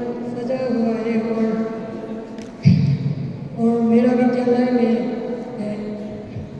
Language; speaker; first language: Hindi; non-native, local second language; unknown